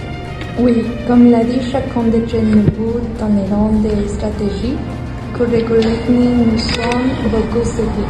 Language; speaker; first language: French; non-native, learner; Spanish